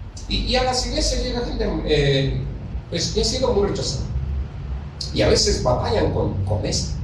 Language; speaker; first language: Spanish; native; Spanish